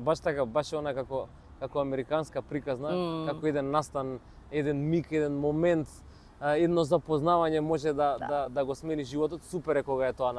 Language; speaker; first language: Macedonian; native; Macedonian